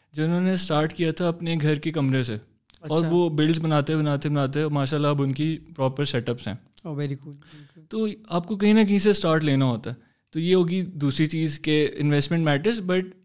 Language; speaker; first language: Urdu; native; Urdu